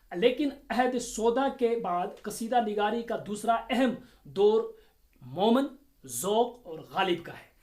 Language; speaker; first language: Urdu; non-native, local second language; Kashmiri